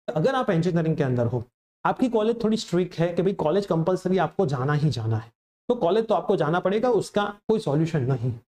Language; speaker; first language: Hindi; non-native, local second language; Gujarati